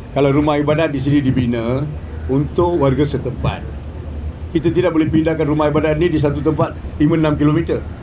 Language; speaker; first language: Malay; non-native, local second language; Tamil